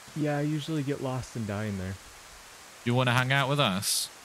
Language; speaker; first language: English; native; English